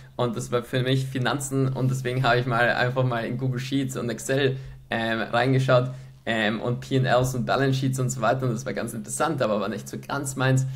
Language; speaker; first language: German; early bilingual, other home language; Polish